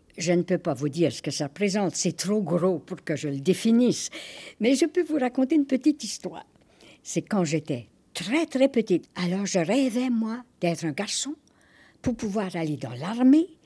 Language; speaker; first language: French; native; French